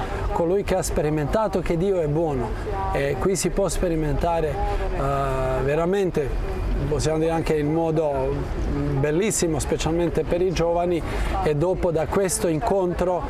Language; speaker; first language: Italian; non-native, fluent; Croatian